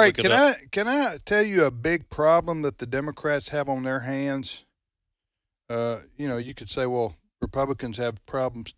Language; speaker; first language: English; native; English